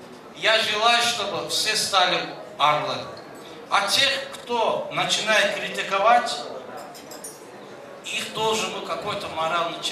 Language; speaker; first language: Russian; non-native, fluent; Azerbaijani